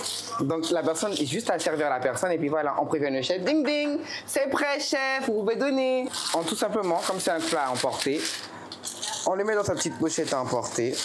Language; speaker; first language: French; native; French